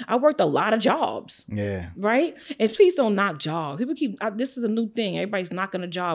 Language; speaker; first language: English; native; English